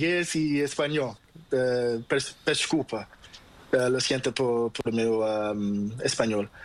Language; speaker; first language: Spanish; non-native, learner; Portuguese